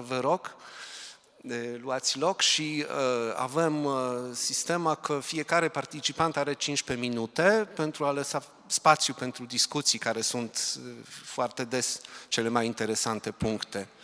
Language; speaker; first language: Romanian; non-native, fluent; Polish